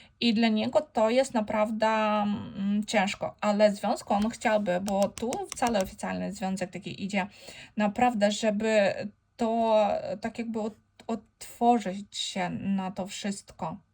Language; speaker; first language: Polish; non-native, fluent; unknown